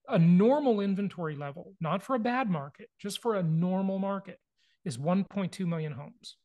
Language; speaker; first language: English; native; English